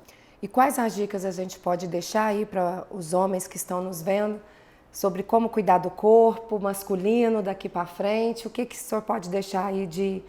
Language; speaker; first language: Portuguese; native; Portuguese